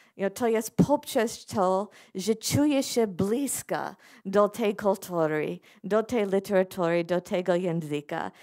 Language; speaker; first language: Polish; non-native, fluent; English